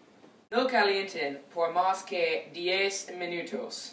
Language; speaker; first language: Spanish; non-native, learner; English